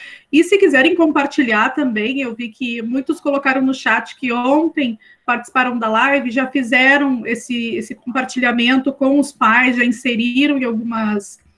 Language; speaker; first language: Portuguese; native; Portuguese